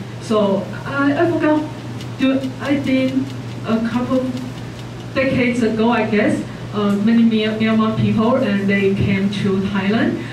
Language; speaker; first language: English; non-native, fluent; Chinese